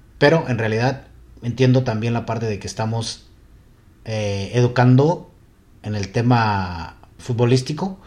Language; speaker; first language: Spanish; native; Spanish